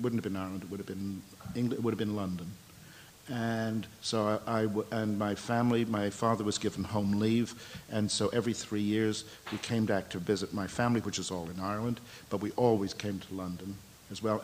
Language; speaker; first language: English; native; English